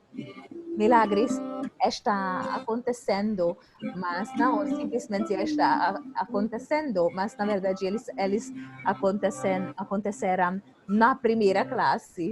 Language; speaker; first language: Portuguese; non-native, fluent; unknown